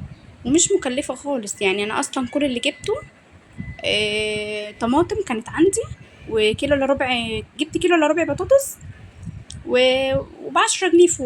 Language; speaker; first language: Arabic; native; Arabic